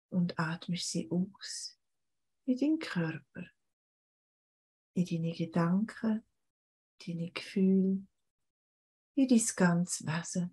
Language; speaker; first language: German; native; German